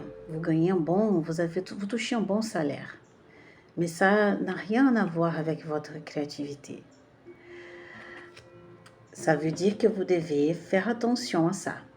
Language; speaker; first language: French; non-native, fluent; Portuguese